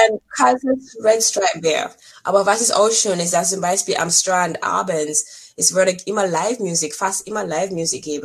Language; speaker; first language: German; non-native, fluent; English